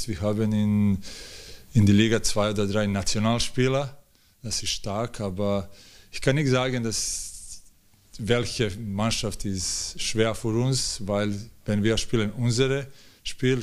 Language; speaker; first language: German; non-native, learner; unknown